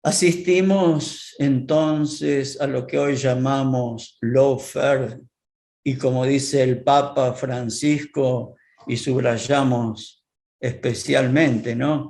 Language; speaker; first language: Spanish; native; Spanish